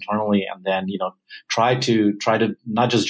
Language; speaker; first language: English; non-native, local second language; Punjabi